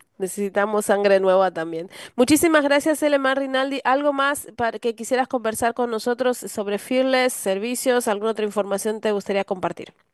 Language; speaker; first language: Spanish; native; Spanish